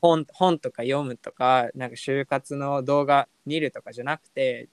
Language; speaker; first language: Japanese; native; Japanese